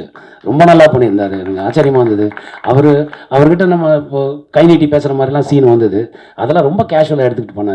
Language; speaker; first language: Tamil; native; Tamil